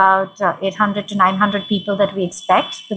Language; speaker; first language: English; non-native, local second language; Hindi